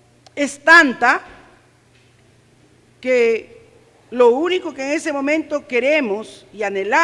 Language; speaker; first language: Spanish; native; Spanish